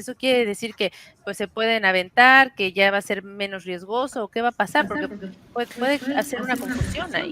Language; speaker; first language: Spanish; native; Spanish